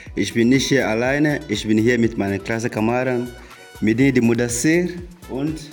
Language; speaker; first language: German; non-native, learner; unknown